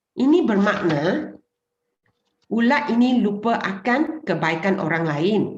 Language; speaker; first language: Malay; non-native, local second language; Chinese